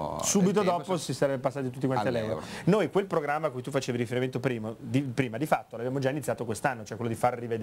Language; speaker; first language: Italian; native; Italian